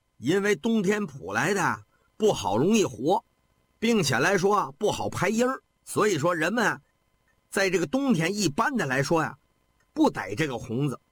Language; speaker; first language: Chinese; native; Chinese